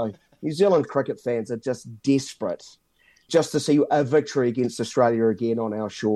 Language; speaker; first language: English; native; English